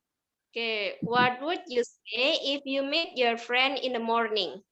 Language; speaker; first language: English; non-native, learner; Indonesian